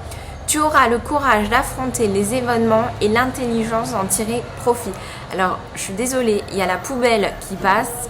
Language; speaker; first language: French; native; French